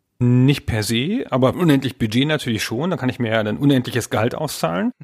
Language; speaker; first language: German; native; German